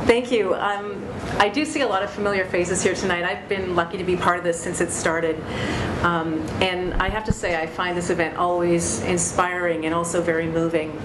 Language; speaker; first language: English; native; English